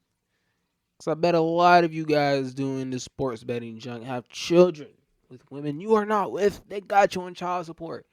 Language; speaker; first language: English; native; English